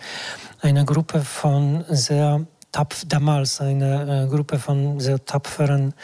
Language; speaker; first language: German; non-native, fluent; Polish